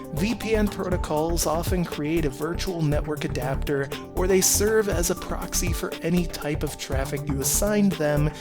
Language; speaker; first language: English; native; English